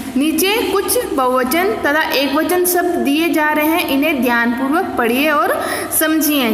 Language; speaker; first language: Hindi; native; Hindi